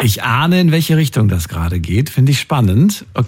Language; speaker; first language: German; native; German